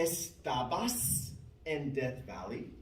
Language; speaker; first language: Spanish; non-native, fluent; English